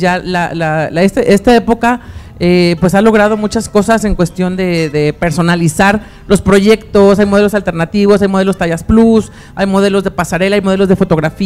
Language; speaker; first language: Spanish; native; Spanish